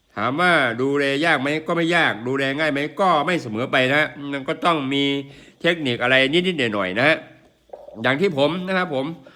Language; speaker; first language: Thai; non-native, local second language; Northeastern Thai